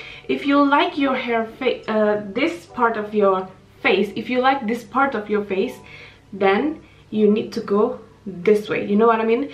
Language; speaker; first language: English; non-native, fluent; Indonesian